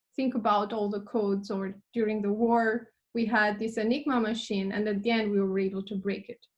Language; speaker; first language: English; non-native, fluent; Albanian